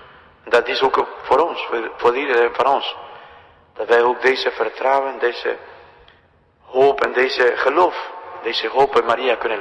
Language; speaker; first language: Dutch; non-native, fluent; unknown